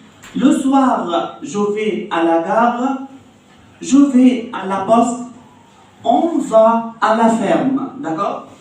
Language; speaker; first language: French; non-native, fluent; Arabic